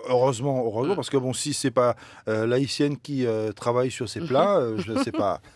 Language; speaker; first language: French; native; French